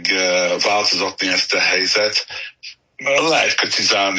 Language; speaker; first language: Hungarian; non-native, fluent; English